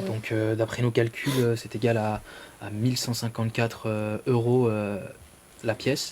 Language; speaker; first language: French; native; French